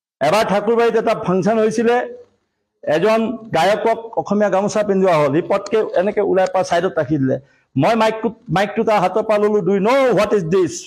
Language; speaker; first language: Assamese; non-native, local second language; Marwari